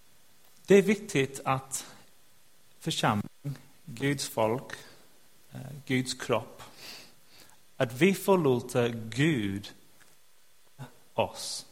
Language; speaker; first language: Swedish; non-native, fluent; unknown